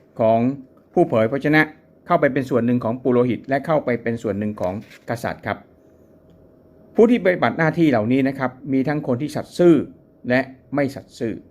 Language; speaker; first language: Thai; native; Thai